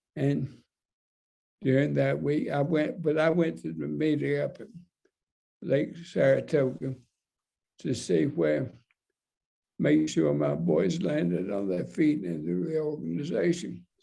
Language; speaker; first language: English; native; English